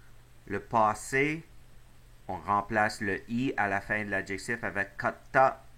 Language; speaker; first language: French; non-native, fluent; English